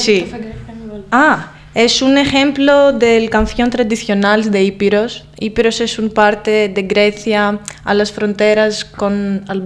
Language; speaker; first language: Spanish; non-native, fluent; Greek